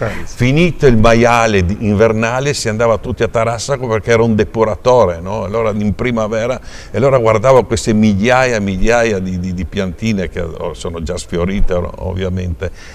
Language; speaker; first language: Italian; native; Italian